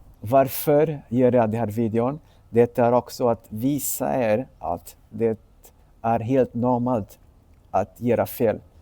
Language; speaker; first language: Swedish; non-native, learner; Sinhala